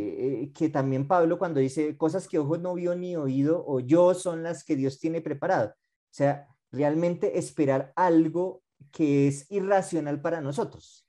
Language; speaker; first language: Spanish; native; Spanish